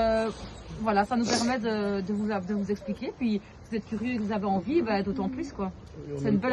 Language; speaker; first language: French; native; French